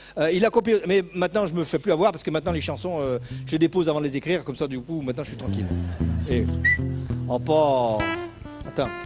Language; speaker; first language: French; native; French